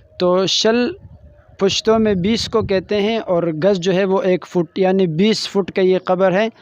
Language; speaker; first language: Urdu; non-native, local second language; Pashto